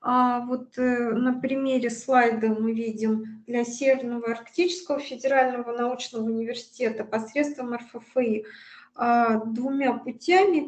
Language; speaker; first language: Russian; native; Russian